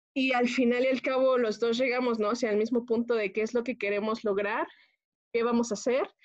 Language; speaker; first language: Spanish; native; Spanish